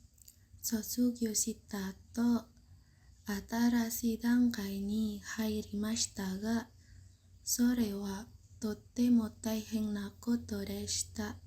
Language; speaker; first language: Japanese; non-native, learner; Indonesian